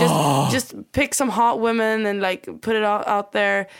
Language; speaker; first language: English; non-native, fluent; Swedish